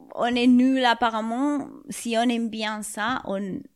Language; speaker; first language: French; non-native, fluent; Spanish